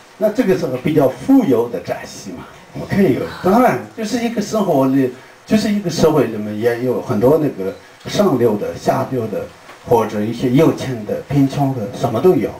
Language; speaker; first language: Chinese; non-native, local second language; Tibetan